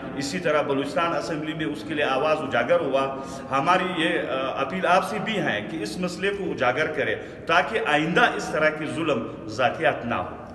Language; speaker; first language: Urdu; non-native, local second language; Pashto